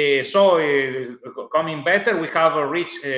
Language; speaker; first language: English; non-native, learner; Italian